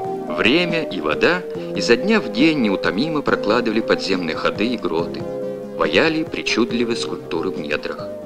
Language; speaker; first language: Russian; native; Russian